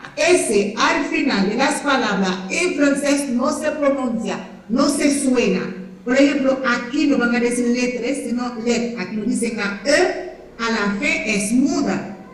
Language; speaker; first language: Spanish; non-native, fluent; French